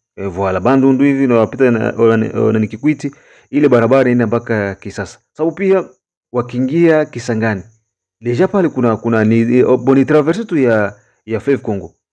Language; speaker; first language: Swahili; native; Swahili